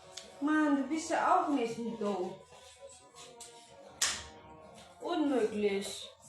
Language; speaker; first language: German; non-native, learner; Filipino